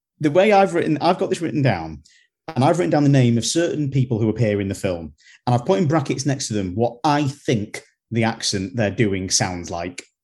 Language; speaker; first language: English; native; English